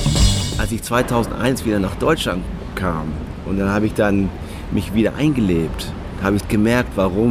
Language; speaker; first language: German; non-native, fluent; English